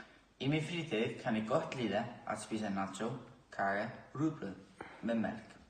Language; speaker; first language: Danish; non-native, learner; Icelandic